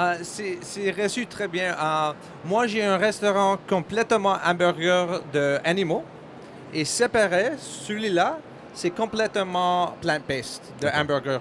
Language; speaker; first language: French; non-native, learner; English